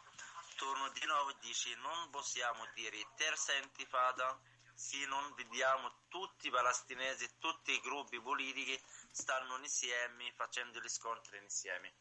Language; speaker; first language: Italian; non-native, learner; Arabic